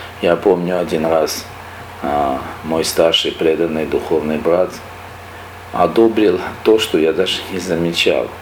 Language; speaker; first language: Russian; non-native, local second language; Armenian